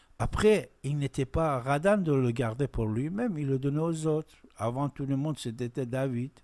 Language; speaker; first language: French; non-native, fluent; Persian